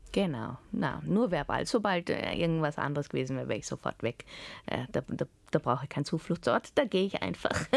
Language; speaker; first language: German; early bilingual, heritage; German